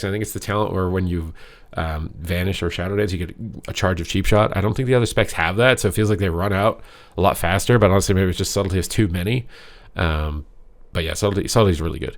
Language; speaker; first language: English; native; English